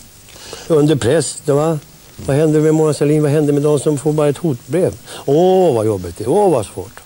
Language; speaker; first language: Swedish; native; Swedish